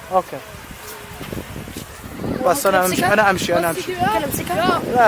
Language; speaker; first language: Arabic; non-native, learner; English